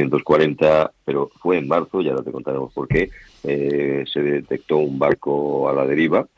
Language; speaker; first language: Spanish; native; Spanish